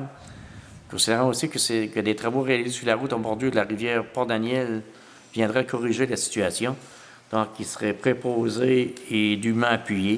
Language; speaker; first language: French; native; French